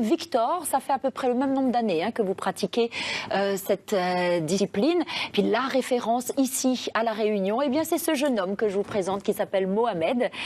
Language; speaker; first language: French; native; French